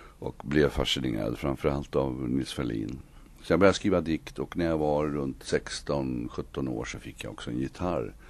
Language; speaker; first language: Swedish; native; Swedish